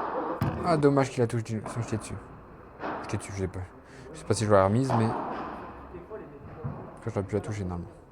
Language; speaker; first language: French; native; French